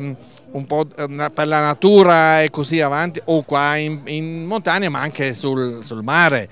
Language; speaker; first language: Italian; non-native, local second language; German